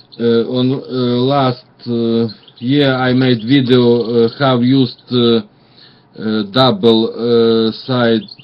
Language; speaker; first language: English; non-native, learner; Russian